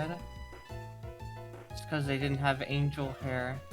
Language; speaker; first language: English; native; English